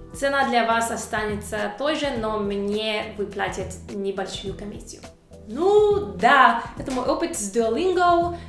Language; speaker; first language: Russian; non-native, fluent; English